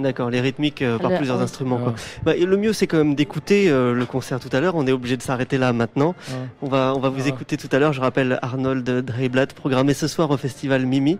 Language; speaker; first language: French; native; French